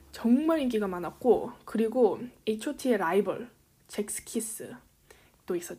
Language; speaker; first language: Korean; early bilingual, heritage; Korean